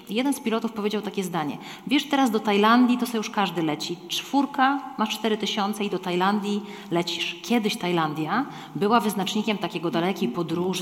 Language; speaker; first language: Polish; native; Polish